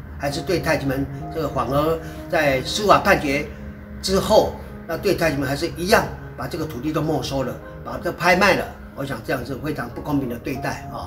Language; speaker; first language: Chinese; native; Chinese